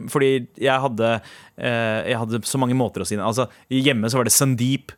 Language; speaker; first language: Norwegian; native; Norwegian